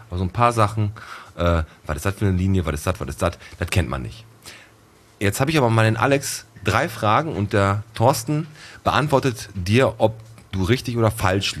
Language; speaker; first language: German; native; German